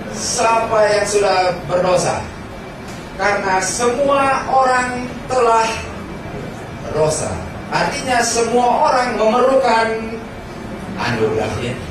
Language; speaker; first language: Indonesian; early bilingual, heritage; Indonesian